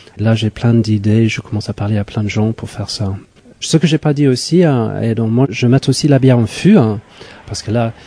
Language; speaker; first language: French; non-native, fluent; English